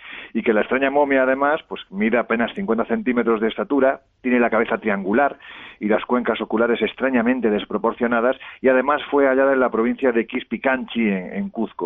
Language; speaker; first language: Spanish; native; Spanish